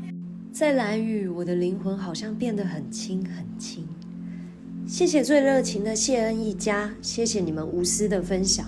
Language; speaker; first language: Chinese; native; Chinese